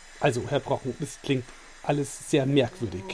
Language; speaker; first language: German; native; German